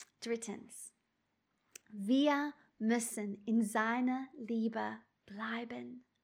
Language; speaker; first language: German; non-native, fluent; English